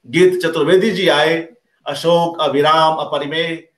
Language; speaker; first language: Hindi; native; Hindi